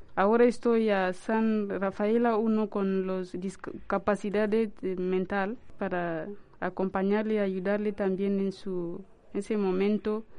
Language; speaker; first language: Spanish; non-native, learner; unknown